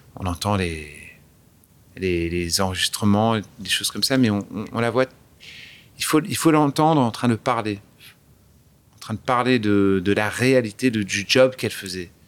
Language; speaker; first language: French; early bilingual, other home language; English